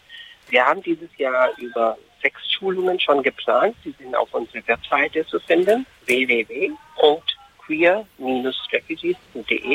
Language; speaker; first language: German; non-native, fluent; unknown